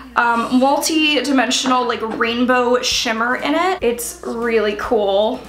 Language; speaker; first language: English; native; English